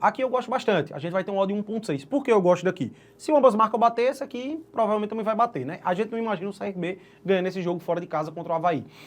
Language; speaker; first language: Portuguese; native; Portuguese